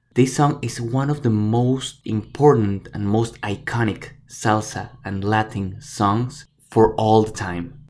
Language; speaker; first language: English; non-native, fluent; Spanish